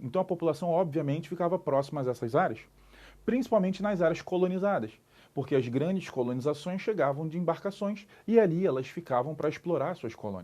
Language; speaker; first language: Portuguese; native; Portuguese